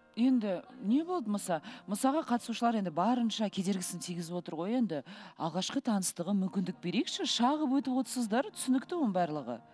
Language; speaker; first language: Kazakh; native; Kazakh